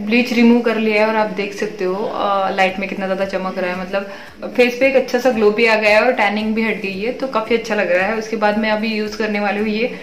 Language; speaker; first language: Hindi; non-native, local second language; Marathi